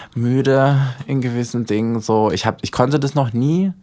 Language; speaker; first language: German; native; German